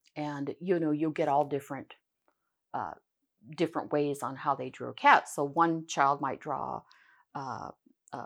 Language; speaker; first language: English; native; English